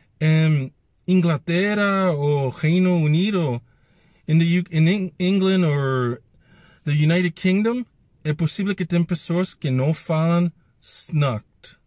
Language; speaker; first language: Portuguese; non-native, learner; English